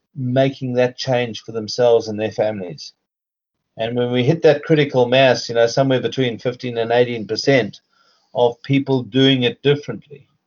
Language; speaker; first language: English; native; English